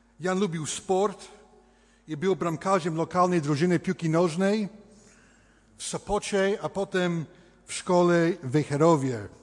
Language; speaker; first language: Polish; early bilingual, heritage; Polish